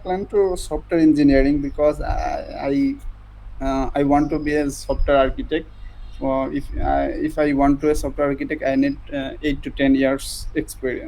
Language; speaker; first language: English; non-native, learner; Bangla